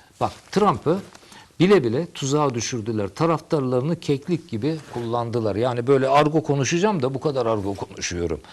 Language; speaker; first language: Turkish; native; Turkish